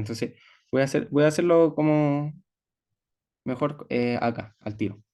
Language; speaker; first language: Spanish; native; Spanish